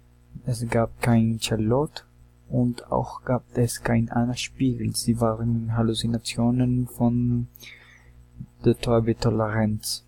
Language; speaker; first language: German; non-native, learner; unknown